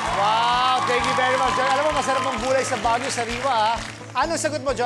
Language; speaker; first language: Filipino; native; Filipino